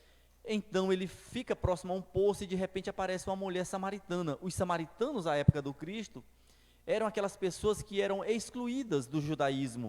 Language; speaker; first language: Portuguese; native; Portuguese